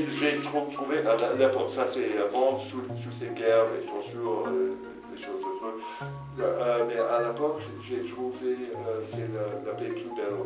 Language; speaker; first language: French; non-native, fluent; English